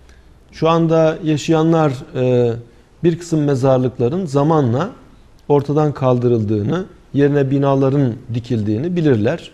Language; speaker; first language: Turkish; native; Turkish